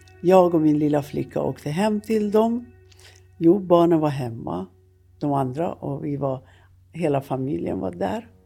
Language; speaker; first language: Swedish; non-native, fluent; Persian